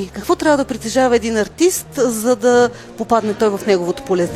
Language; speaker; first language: Bulgarian; native; Bulgarian